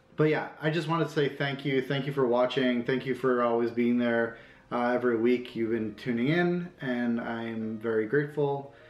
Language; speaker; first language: English; native; English